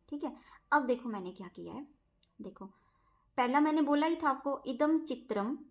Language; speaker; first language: Hindi; native; Hindi